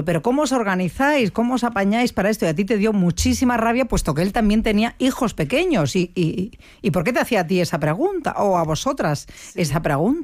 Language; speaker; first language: Spanish; native; Spanish